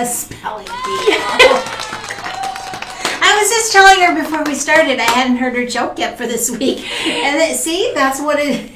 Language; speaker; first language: English; native; English